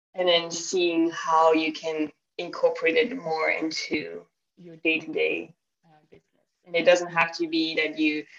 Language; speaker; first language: English; non-native, fluent; French